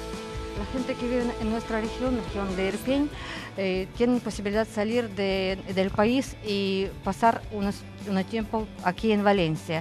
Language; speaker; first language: Spanish; non-native, fluent; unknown